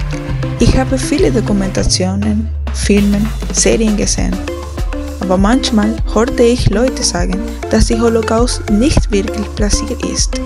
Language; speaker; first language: German; non-native, fluent; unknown